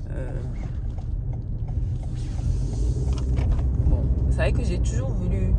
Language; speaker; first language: French; native; French